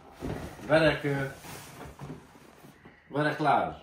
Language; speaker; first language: Dutch; non-native, learner; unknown